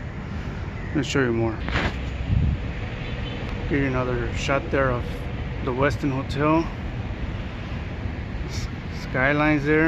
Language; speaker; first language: English; native; English